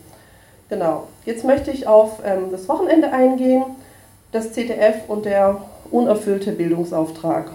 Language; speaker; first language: German; native; German